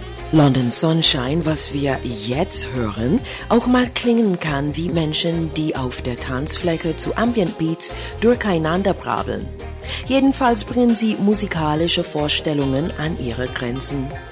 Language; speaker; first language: German; non-native, fluent; English